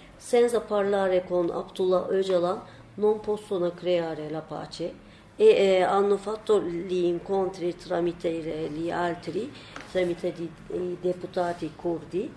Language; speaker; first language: Italian; non-native, learner; Turkish